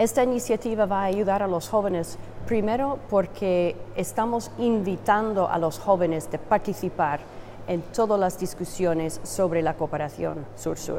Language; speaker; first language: Spanish; non-native, fluent; English